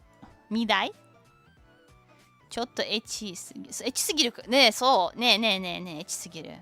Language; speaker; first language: Japanese; non-native, learner; Russian